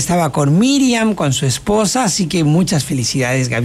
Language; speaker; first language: Spanish; native; Spanish